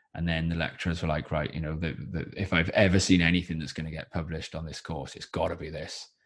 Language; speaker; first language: English; native; English